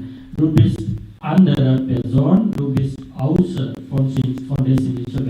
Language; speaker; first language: German; non-native, fluent; Sinhala